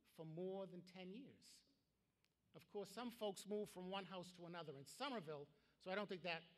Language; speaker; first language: English; native; English